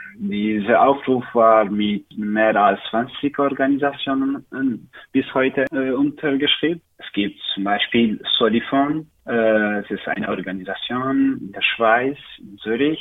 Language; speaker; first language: German; non-native, learner; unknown